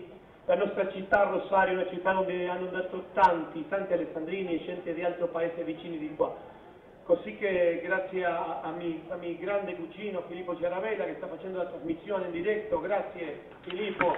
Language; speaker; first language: Italian; non-native, fluent; Spanish